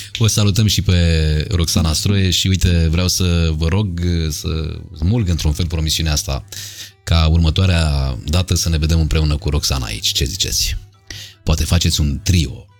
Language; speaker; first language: Romanian; native; Romanian